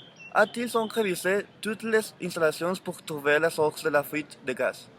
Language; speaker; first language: French; non-native, learner; Spanish